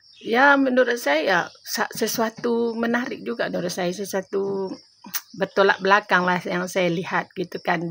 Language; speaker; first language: Malay; non-native, local second language; Minangkabau